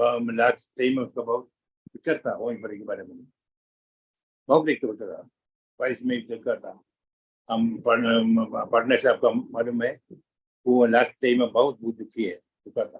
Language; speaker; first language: Hindi; non-native, local second language; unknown